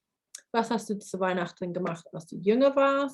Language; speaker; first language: German; non-native, fluent; English